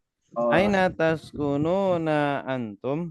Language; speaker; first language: Arabic; non-native, fluent; Indonesian